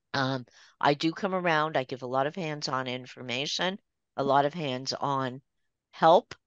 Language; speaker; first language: English; native; English